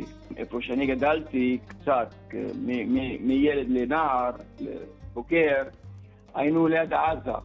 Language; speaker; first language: Hebrew; early bilingual, other home language; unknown